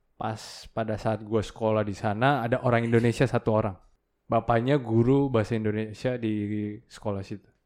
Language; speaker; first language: Indonesian; early bilingual, other home language; Korean